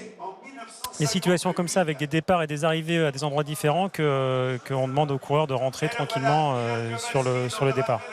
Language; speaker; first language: French; native; French